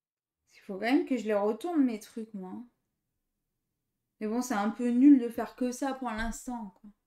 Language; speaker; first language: French; native; French